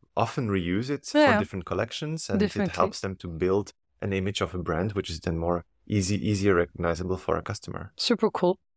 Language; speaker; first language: English; non-native, fluent; Slovak